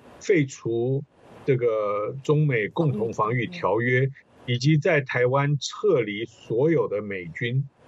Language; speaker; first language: Chinese; native; Chinese